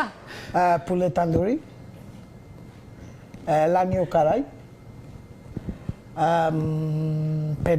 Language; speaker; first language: French; non-native, learner; Bangla